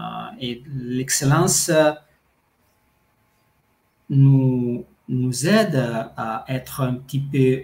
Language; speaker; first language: French; non-native, fluent; Italian